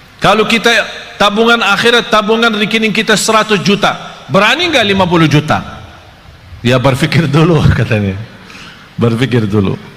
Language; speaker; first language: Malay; non-native, fluent; Arabic